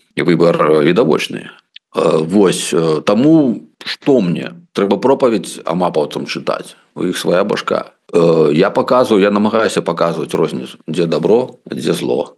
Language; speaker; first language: Belarusian; non-native, local second language; Russian